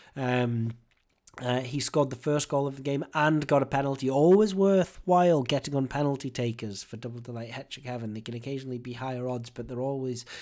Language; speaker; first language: English; native; English